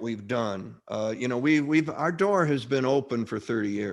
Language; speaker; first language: English; native; English